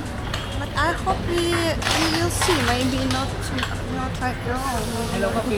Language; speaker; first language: English; non-native, learner; Russian